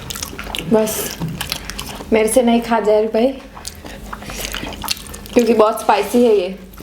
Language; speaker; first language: Hindi; native; Hindi